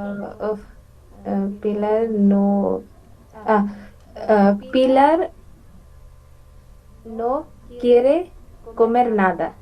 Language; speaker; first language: Spanish; non-native, learner; Bangla